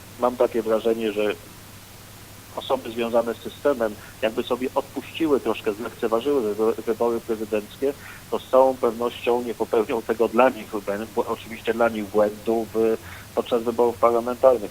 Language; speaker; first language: Polish; native; Polish